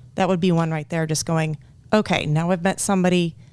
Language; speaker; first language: English; native; English